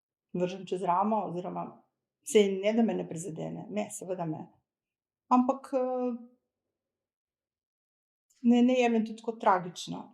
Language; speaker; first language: Slovenian; early bilingual, other home language; Croatian